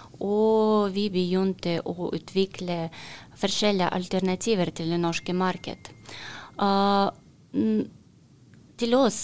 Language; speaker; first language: Norwegian; non-native, learner; Russian